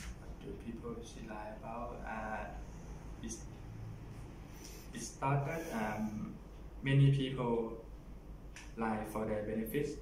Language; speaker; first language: English; non-native, learner; Thai